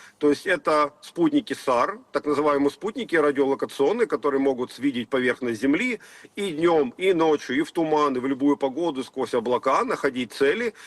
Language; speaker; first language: Russian; native; Russian